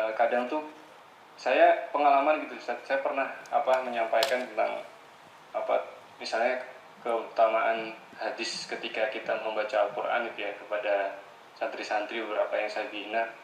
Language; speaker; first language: Malay; native; Malay